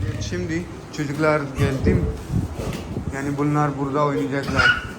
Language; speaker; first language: Turkish; non-native, learner; Urdu